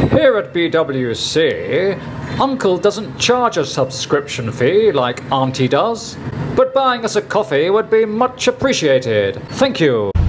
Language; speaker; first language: English; native; English